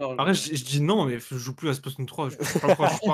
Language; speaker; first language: French; native; French